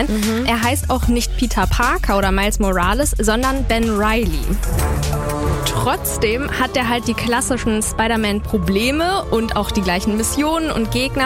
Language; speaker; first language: German; native; German